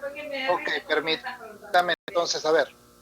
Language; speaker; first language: Spanish; native; Spanish